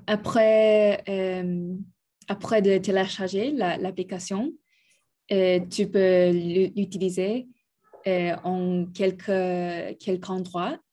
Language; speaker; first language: French; non-native, learner; Spanish